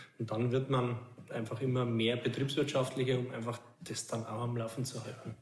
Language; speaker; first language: German; native; German